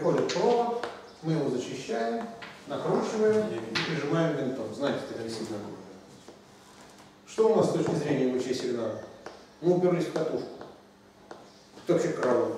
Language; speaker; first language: Russian; native; Russian